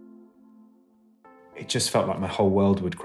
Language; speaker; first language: English; native; English